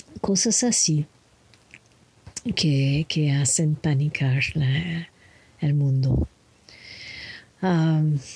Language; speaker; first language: Spanish; non-native, learner; English